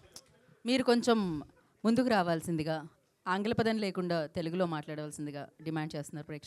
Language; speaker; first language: Telugu; native; Telugu